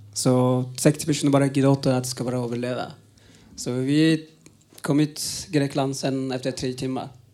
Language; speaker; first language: Swedish; non-native, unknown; Uzbek